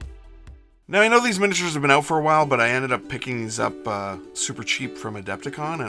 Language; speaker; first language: English; native; English